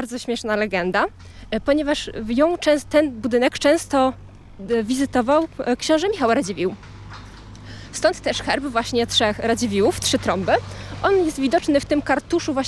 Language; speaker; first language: Polish; native; Polish